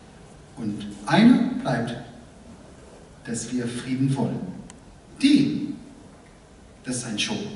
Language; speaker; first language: German; non-native, fluent; Arabic